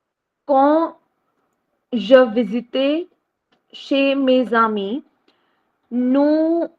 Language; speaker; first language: French; non-native, learner; Hindi